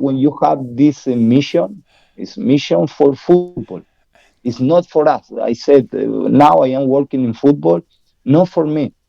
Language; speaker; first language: English; non-native, learner; Spanish